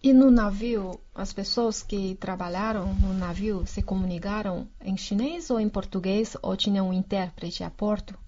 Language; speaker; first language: Portuguese; non-native, fluent; Chinese